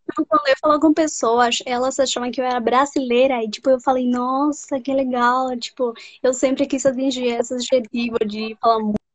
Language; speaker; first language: Portuguese; non-native, fluent; Spanish